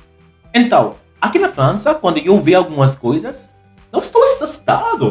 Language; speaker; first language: Portuguese; non-native, learner; English